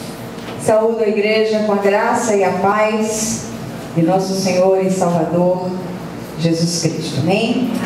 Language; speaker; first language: Portuguese; native; Portuguese